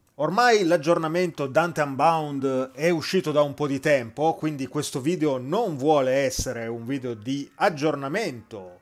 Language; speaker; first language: Italian; native; Italian